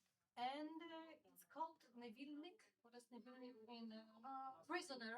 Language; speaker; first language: English; non-native, fluent; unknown